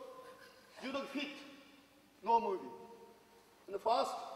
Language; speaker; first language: English; non-native, learner; Japanese